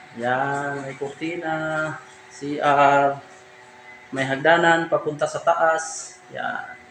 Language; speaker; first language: Filipino; non-native, local second language; Cebuano